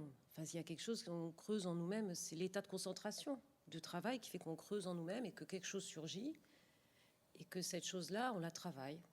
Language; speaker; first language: French; native; French